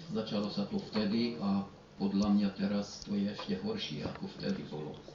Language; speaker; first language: Slovak; early bilingual, heritage; Slovak